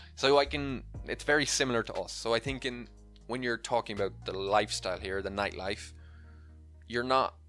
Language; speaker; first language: English; native; English